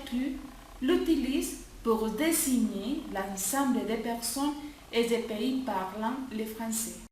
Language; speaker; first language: French; non-native, learner; Spanish